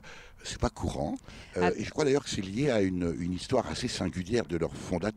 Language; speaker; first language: French; native; French